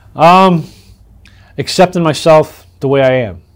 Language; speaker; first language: English; native; English